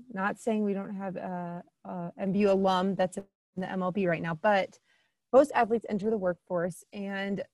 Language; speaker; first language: English; native; English